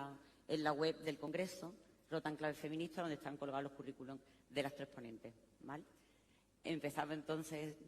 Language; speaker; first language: Spanish; native; Spanish